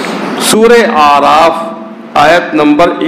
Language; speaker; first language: Urdu; native; Urdu